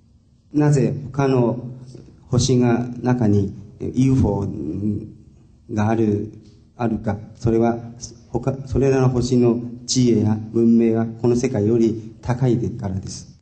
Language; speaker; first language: Japanese; non-native, fluent; Chinese